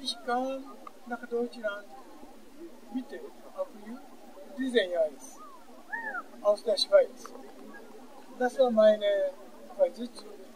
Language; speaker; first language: German; non-native, fluent; Japanese